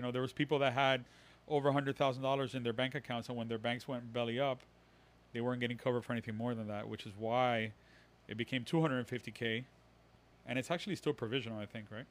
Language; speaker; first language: English; early bilingual, other home language; Spanish